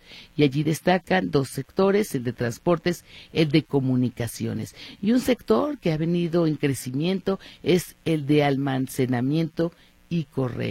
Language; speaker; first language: Spanish; native; Spanish